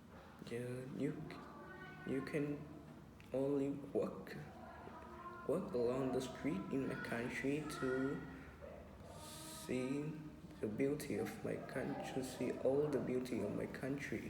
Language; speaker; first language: English; non-native, learner; Vietnamese